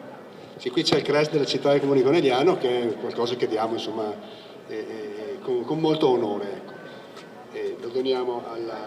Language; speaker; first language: Italian; native; Italian